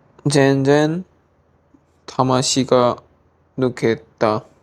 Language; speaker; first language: Japanese; non-native, learner; Korean